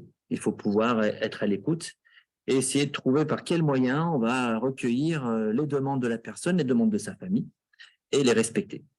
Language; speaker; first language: French; native; French